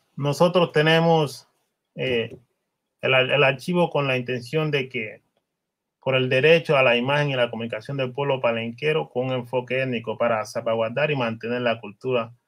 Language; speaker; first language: Spanish; non-native, local second language; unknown